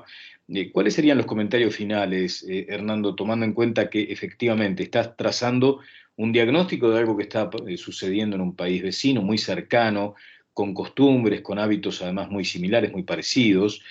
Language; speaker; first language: Spanish; native; Spanish